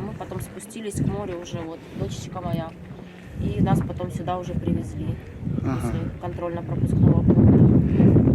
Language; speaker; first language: Russian; native; Russian